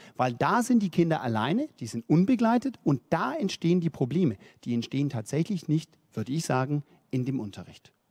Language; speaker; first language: German; non-native, fluent; Danish